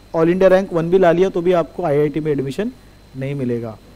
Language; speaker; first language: Hindi; non-native, local second language; Marathi